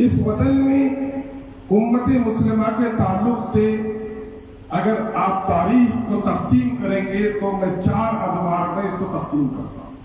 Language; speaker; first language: Urdu; native; Urdu